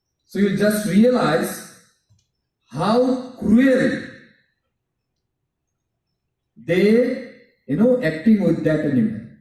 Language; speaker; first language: English; non-native, local second language; Bangla